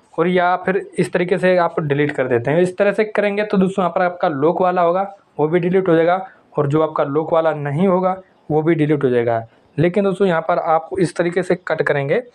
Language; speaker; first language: Hindi; native; Hindi